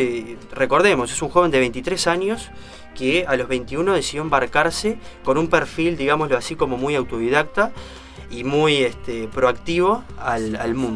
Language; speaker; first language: Spanish; native; Spanish